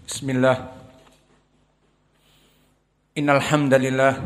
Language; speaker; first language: Arabic; non-native, fluent; Indonesian